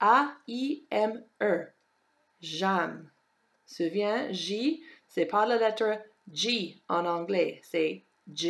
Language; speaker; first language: French; non-native, fluent; English